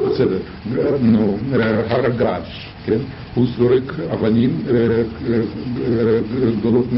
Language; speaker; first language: Hebrew; non-native, fluent; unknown